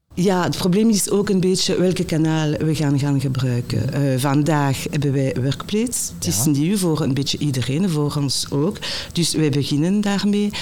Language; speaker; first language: Dutch; non-native, local second language; French